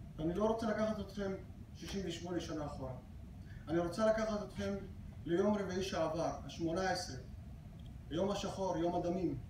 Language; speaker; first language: Hebrew; non-native, local second language; Arabic